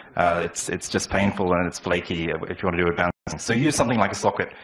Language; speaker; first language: English; native; English